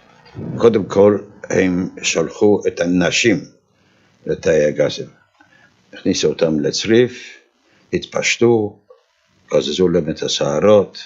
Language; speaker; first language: Hebrew; non-native, fluent; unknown